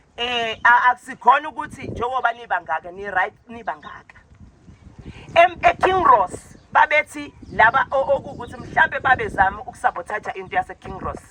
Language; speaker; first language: Zulu; native; Zulu